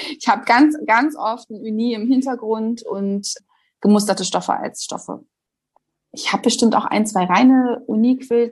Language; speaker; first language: German; native; German